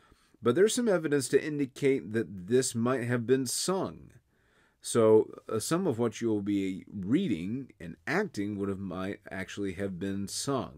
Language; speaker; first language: English; native; English